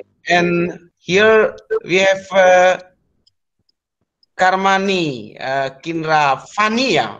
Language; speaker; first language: English; non-native, learner; Indonesian